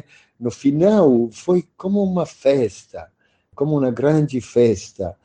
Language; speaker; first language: Portuguese; non-native, fluent; Italian